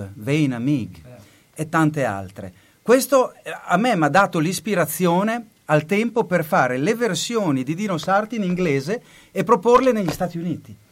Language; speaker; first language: Italian; native; Italian